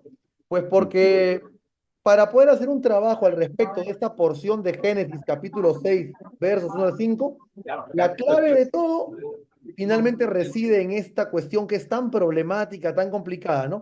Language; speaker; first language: Spanish; native; Spanish